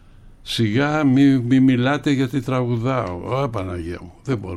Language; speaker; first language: Greek; native; Greek